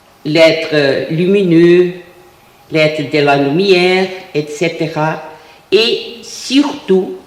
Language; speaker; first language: French; non-native, fluent; Portuguese